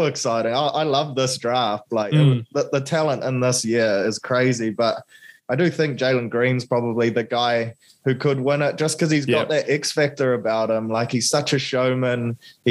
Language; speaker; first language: English; native; English